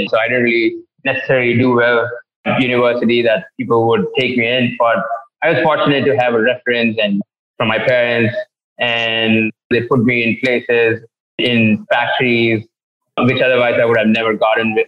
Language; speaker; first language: English; non-native, local second language; Tamil